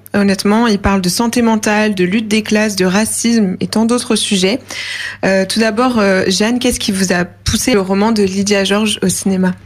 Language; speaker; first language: French; native; French